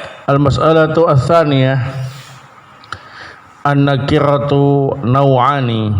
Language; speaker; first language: Arabic; non-native, fluent; Indonesian